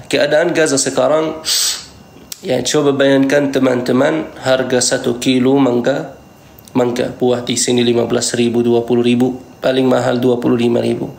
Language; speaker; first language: Indonesian; non-native, fluent; Arabic